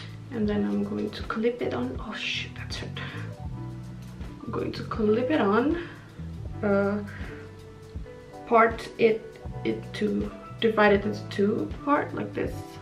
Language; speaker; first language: English; non-native, fluent; Indonesian